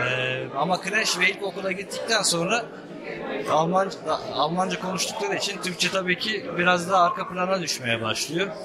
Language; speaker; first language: Turkish; early bilingual, other home language; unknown